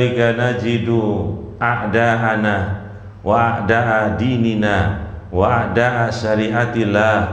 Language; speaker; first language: Arabic; non-native, fluent; Javanese